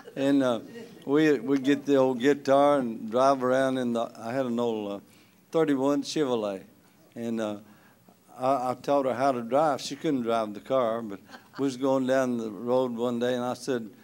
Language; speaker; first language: English; native; English